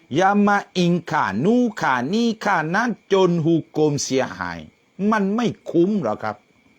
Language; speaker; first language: Thai; non-native, local second language; Malay